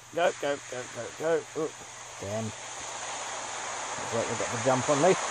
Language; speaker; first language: English; native; English